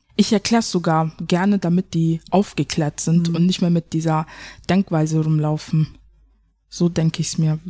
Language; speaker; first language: German; early bilingual, other home language; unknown